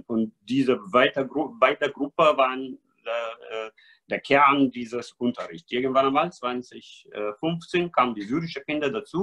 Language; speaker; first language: German; non-native, fluent; Arabic